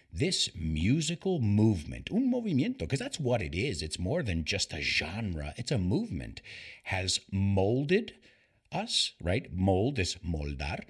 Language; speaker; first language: English; native; English